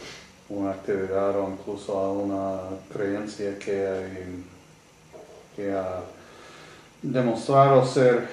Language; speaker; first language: Spanish; non-native, learner; English